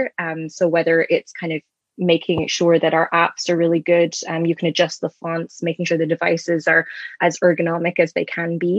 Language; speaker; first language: English; native; English